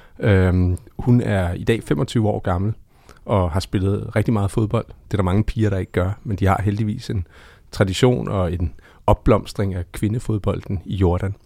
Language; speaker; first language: Danish; native; Danish